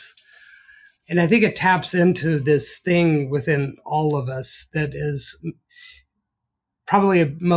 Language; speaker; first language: English; native; English